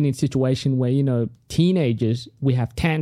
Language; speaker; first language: English; non-native, local second language; Tigrinya